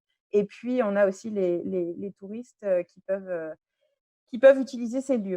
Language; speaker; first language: French; native; French